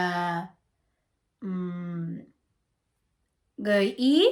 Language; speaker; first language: Vietnamese; non-native, learner; French